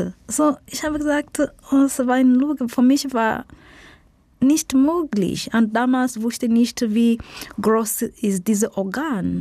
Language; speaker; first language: German; non-native, learner; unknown